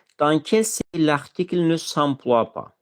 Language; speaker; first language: French; non-native, fluent; Azerbaijani